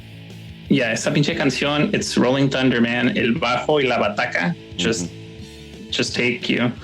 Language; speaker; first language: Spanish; early bilingual, heritage; Spanish